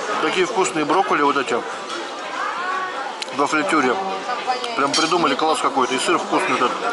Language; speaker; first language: Russian; native; Russian